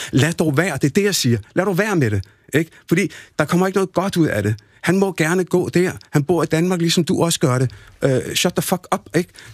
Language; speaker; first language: Danish; early bilingual, other home language; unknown